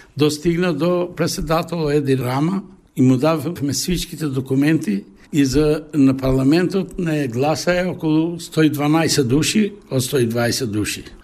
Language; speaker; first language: Bulgarian; early bilingual, heritage; Bulgarian